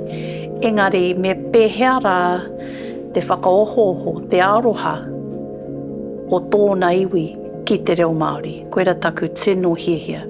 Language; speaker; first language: Māori; non-native, local second language; English